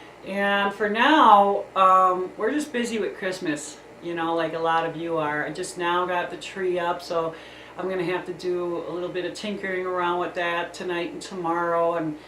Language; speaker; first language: English; native; English